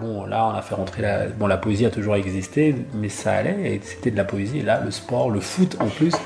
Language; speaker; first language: French; non-native, local second language; Duala